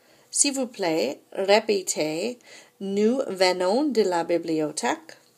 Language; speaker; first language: French; non-native, fluent; English